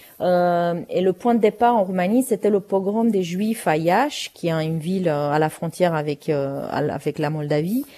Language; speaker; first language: French; non-native, fluent; Romanian